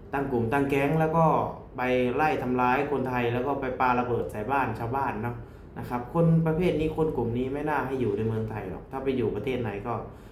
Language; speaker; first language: Thai; native; Thai